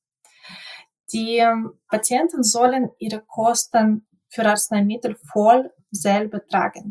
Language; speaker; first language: German; non-native, fluent; Ukrainian